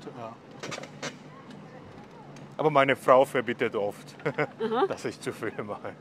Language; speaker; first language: German; non-native, fluent; Korean